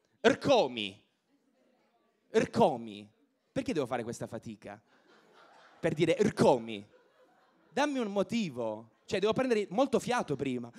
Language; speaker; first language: Italian; native; Italian